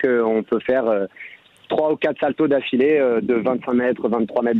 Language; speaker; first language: French; native; French